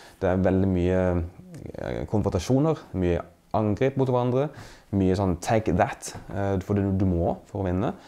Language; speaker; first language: Norwegian; native; Norwegian